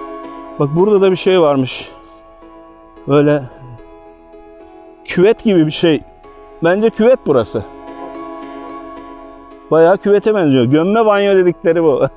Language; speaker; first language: Turkish; native; Turkish